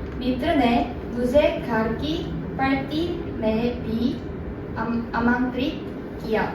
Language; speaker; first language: Hindi; non-native, learner; Korean